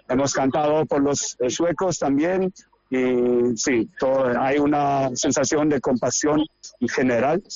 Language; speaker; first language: Spanish; non-native, fluent; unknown